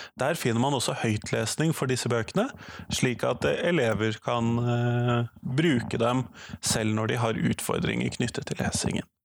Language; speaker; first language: Norwegian; native; Norwegian